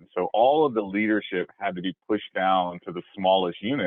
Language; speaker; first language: English; native; English